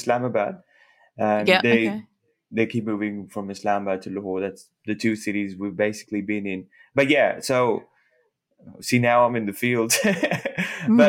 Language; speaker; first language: English; non-native, local second language; Urdu